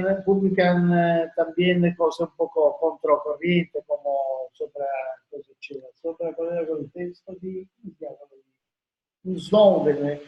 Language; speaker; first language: Spanish; non-native, learner; Italian